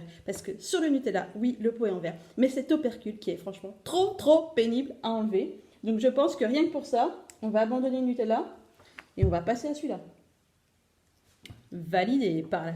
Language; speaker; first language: French; native; French